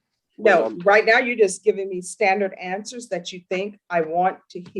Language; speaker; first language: English; native; English